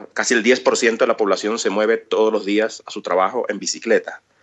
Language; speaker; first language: Spanish; native; Spanish